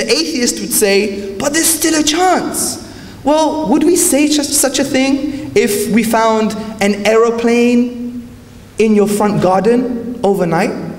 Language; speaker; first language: English; native; English